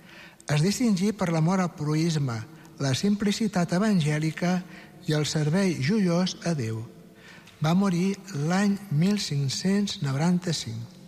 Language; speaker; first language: Catalan; native; Catalan